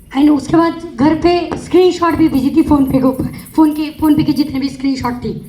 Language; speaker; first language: Hindi; non-native, local second language; Marathi